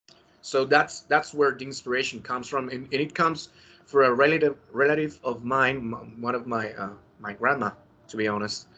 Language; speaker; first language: English; non-native, fluent; Spanish